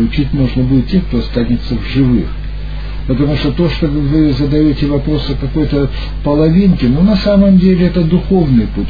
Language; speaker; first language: Russian; native; Russian